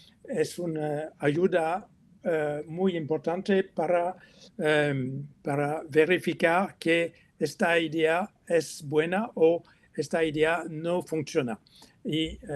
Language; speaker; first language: Spanish; non-native, learner; French